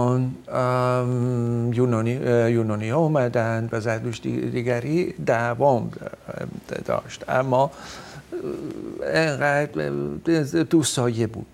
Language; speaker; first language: Persian; non-native, fluent; Dutch